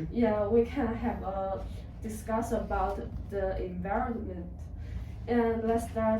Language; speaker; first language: English; non-native, learner; Chinese